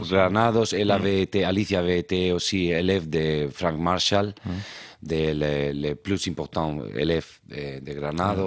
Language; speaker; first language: French; non-native, fluent; Spanish